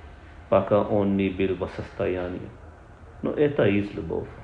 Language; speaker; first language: Russian; non-native, learner; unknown